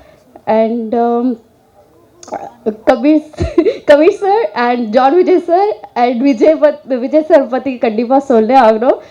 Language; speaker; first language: Tamil; non-native, learner; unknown